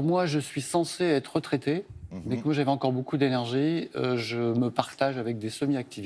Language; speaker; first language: French; native; French